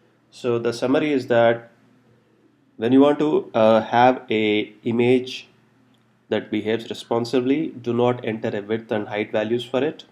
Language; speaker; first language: English; non-native, local second language; Telugu